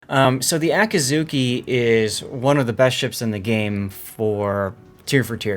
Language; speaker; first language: English; native; English